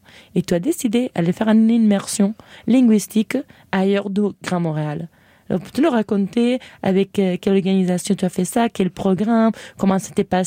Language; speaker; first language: French; non-native, fluent; Spanish